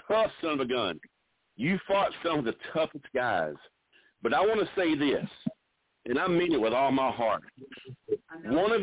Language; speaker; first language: English; native; English